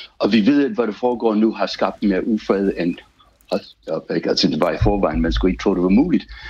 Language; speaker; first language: Danish; non-native, fluent; English